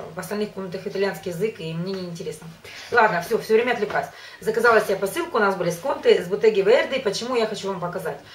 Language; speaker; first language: Russian; native; Russian